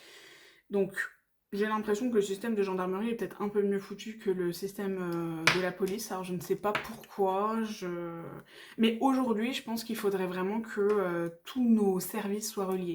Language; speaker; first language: French; native; French